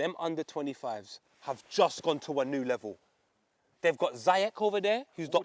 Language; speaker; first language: English; native; English